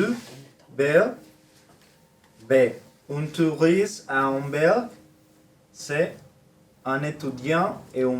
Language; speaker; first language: French; non-native, learner; Spanish